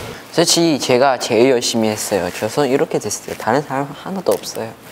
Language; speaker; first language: Korean; non-native, learner; Chinese